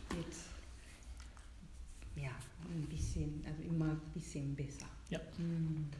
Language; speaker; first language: German; non-native, fluent; Japanese